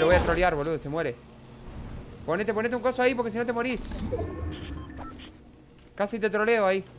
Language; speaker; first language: Spanish; native; Spanish